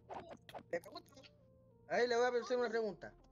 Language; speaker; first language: Spanish; native; Spanish